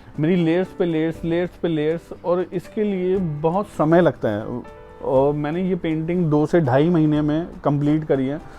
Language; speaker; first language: Hindi; native; Hindi